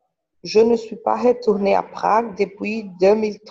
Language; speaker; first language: French; non-native, learner; Portuguese